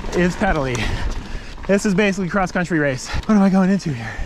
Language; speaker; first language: English; native; English